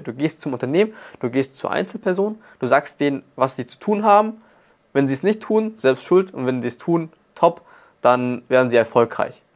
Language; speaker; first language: German; native; German